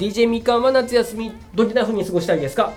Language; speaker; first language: Japanese; native; Japanese